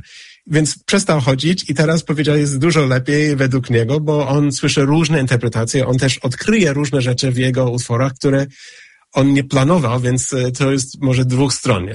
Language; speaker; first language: Polish; non-native, fluent; English